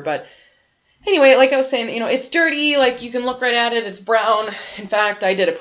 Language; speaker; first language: English; native; English